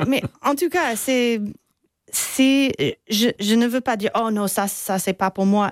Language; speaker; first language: French; non-native, fluent; English